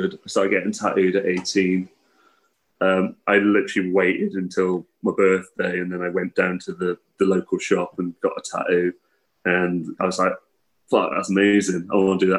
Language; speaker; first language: English; native; English